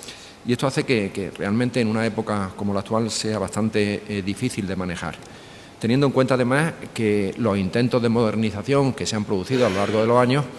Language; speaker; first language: Spanish; native; Spanish